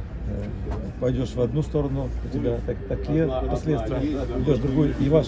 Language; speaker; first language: Russian; native; Russian